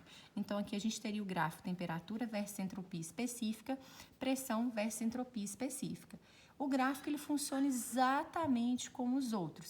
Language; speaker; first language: Portuguese; native; Portuguese